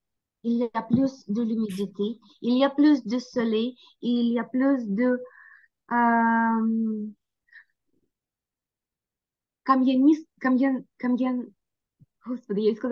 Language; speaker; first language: French; non-native, learner; Ukrainian